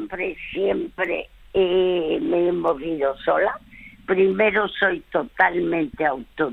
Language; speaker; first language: Spanish; early bilingual, other home language; French